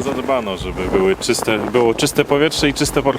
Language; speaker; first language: Polish; native; Polish